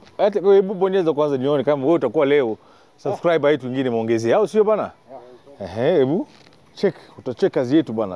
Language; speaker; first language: French; non-native, learner; Swahili